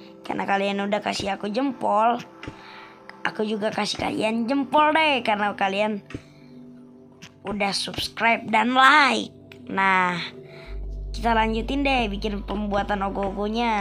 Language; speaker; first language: Indonesian; native; Indonesian